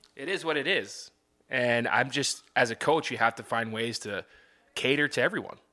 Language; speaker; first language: English; native; English